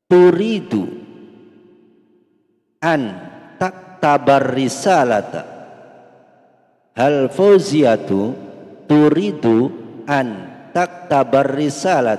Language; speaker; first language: Arabic; non-native, fluent; Indonesian